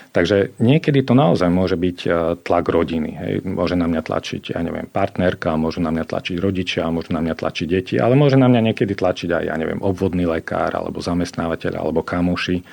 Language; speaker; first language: Slovak; native; Slovak